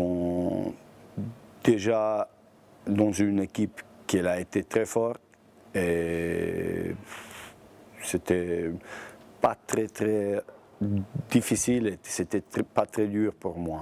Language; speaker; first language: French; non-native, fluent; Bosnian